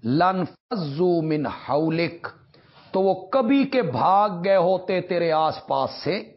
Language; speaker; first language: Urdu; non-native, local second language; Punjabi